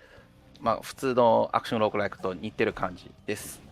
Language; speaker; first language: Japanese; non-native, fluent; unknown